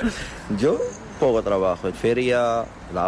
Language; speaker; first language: Spanish; non-native, learner; Arabic